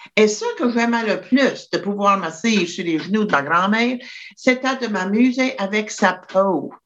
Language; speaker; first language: French; native; French